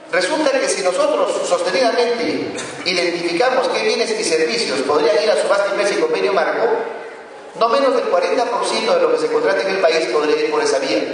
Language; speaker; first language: Spanish; native; Spanish